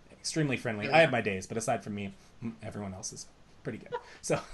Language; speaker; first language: English; native; English